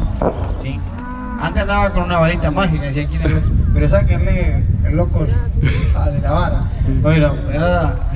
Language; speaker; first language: Spanish; native; Spanish